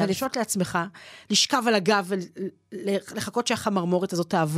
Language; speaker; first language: Hebrew; native; Hebrew